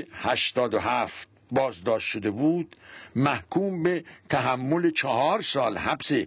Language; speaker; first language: Persian; non-native, local second language; Central Kurdish